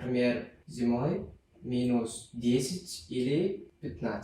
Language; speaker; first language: Russian; non-native, learner; Turkmen